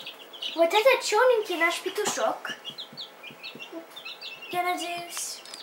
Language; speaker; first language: Russian; early bilingual, heritage; English